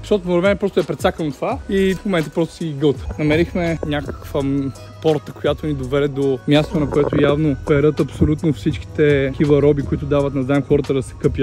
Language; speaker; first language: Bulgarian; native; Bulgarian